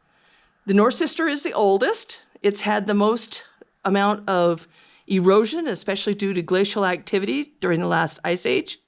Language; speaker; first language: English; native; English